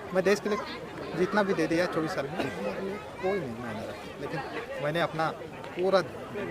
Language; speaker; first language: Hindi; non-native, local second language; Marathi